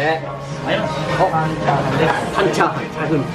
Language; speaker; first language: Korean; non-native, fluent; Japanese